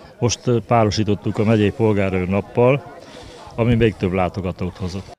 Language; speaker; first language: Hungarian; native; Hungarian